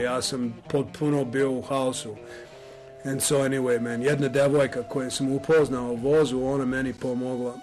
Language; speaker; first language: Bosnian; non-native, learner; English